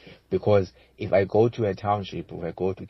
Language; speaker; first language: English; non-native, local second language; Xhosa